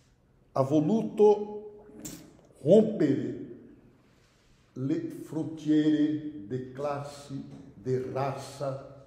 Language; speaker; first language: Italian; non-native, fluent; Portuguese